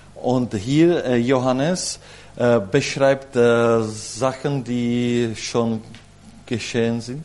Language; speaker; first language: German; non-native, learner; Czech